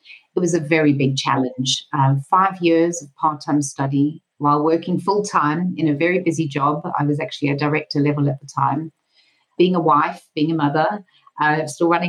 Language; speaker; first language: English; native; English